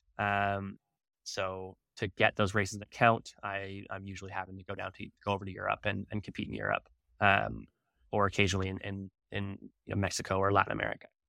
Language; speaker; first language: English; native; English